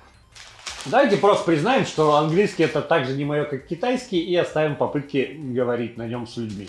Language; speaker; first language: Russian; native; Russian